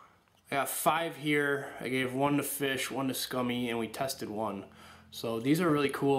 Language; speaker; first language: English; native; English